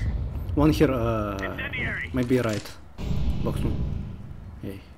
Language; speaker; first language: English; non-native, learner; Russian